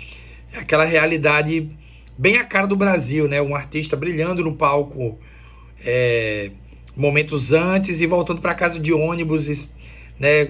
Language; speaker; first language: Portuguese; native; Portuguese